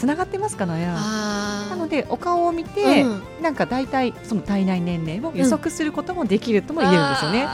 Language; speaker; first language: Japanese; native; Japanese